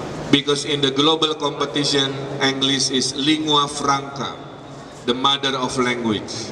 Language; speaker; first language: English; non-native, fluent; Indonesian